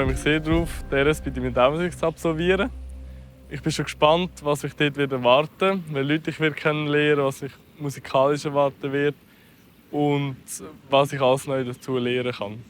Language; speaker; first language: German; native; German